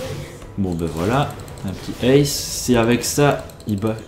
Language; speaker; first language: French; native; French